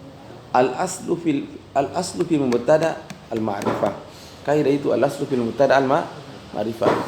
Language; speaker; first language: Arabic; non-native, fluent; Indonesian